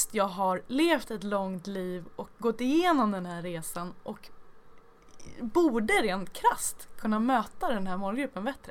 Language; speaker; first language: Swedish; native; Swedish